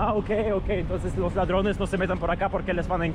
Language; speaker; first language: Spanish; non-native, fluent; Russian